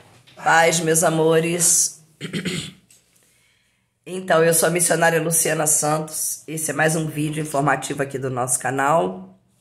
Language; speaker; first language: Portuguese; native; Portuguese